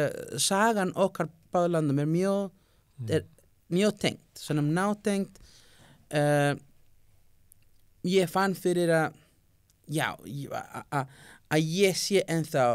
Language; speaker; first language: Icelandic; non-native, learner; Spanish